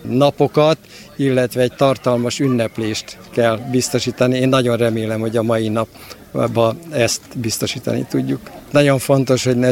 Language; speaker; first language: Hungarian; native; Hungarian